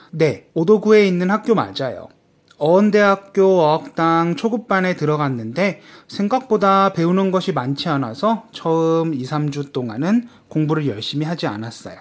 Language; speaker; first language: Korean; native; Korean